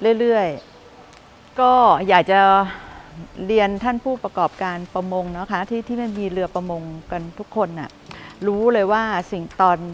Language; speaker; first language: Thai; native; Thai